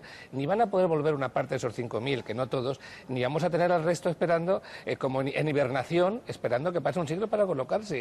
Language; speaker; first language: Spanish; native; Spanish